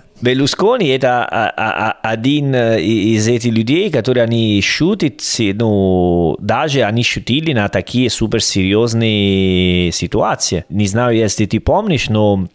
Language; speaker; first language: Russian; non-native, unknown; Italian